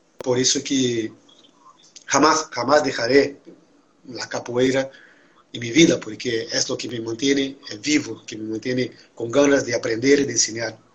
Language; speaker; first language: Spanish; non-native, fluent; Portuguese